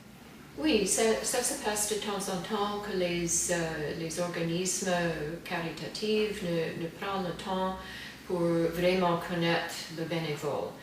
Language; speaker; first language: French; non-native, fluent; English